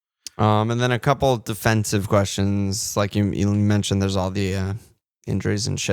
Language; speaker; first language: English; native; English